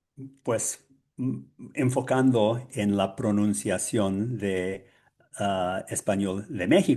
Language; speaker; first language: Spanish; non-native, learner; English